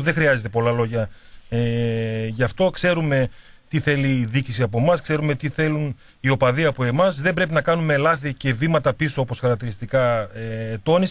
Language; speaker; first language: Greek; native; Greek